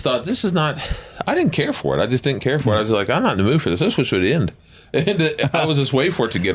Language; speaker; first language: English; native; English